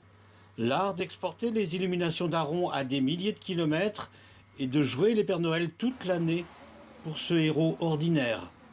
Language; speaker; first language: French; native; French